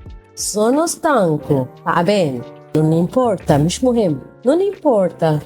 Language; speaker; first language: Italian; non-native, learner; Arabic